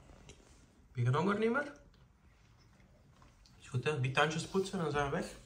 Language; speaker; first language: Dutch; native; Dutch